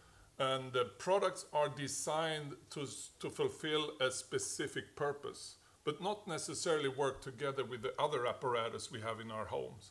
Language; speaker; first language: English; non-native, fluent; Swedish